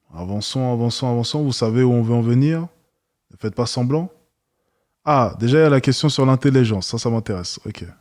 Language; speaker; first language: French; native; French